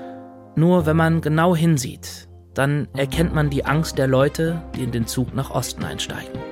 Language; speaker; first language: German; native; German